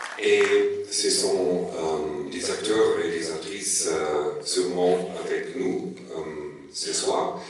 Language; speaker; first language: French; non-native, learner; German